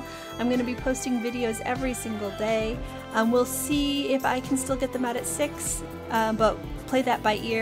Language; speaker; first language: English; native; English